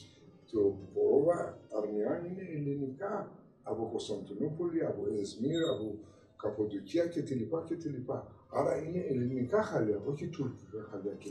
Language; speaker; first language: Greek; non-native, learner; Persian